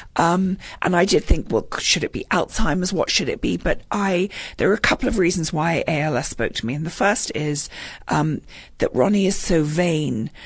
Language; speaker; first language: English; native; English